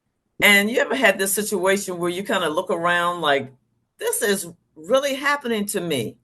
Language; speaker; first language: English; native; English